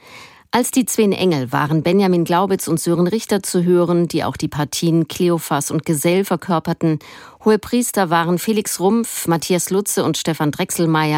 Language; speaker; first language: German; native; German